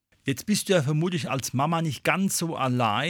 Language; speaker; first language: German; native; German